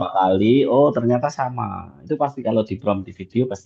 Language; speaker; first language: Indonesian; native; Indonesian